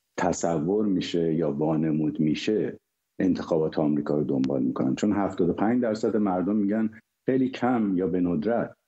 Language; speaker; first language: Persian; native; Persian